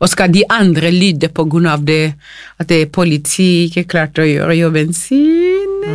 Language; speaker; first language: Norwegian; non-native, fluent; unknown